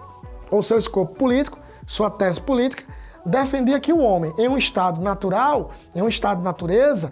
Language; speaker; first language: Portuguese; native; Portuguese